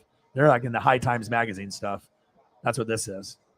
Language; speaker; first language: English; native; English